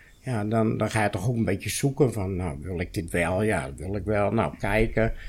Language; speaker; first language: Dutch; native; Dutch